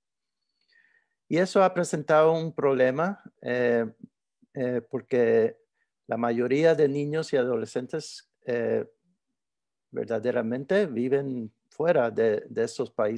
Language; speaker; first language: Spanish; early bilingual, heritage; Spanish